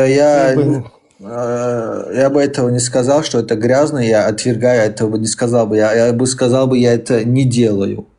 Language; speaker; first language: Russian; early bilingual, heritage; Chechen